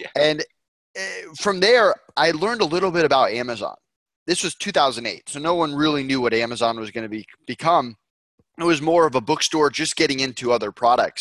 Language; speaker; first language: English; native; English